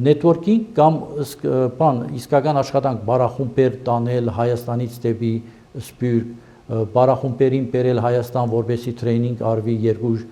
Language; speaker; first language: Armenian; early bilingual, heritage; Armenian